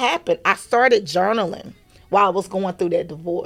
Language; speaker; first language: English; native; English